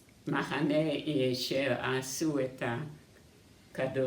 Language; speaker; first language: Hebrew; non-native, fluent; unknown